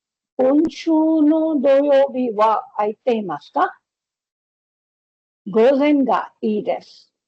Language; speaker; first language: Japanese; non-native, fluent; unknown